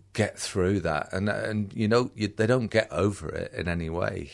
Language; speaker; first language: English; native; English